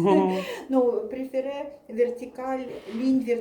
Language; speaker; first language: French; non-native, learner; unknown